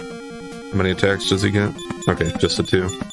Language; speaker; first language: English; native; English